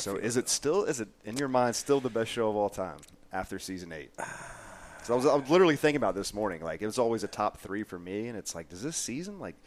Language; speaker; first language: English; native; English